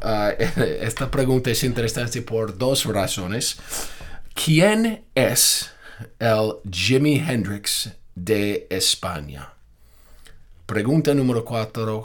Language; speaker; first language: Spanish; non-native, fluent; English